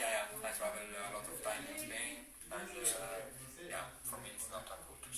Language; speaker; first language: English; non-native, learner; Italian